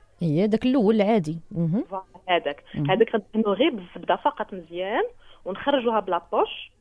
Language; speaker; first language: Arabic; native; Arabic